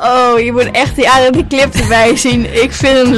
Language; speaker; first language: Dutch; native; Dutch